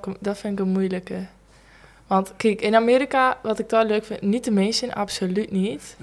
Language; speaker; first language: Dutch; native; Dutch